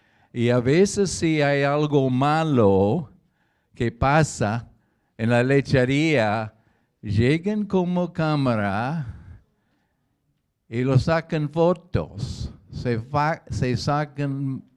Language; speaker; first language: Spanish; non-native, learner; English